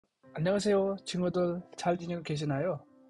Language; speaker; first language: Korean; non-native, fluent; Nepali